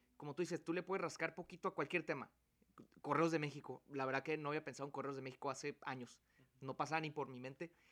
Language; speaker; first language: Spanish; native; Spanish